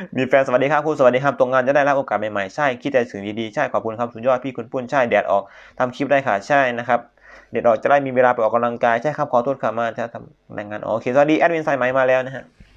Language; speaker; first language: Thai; native; Thai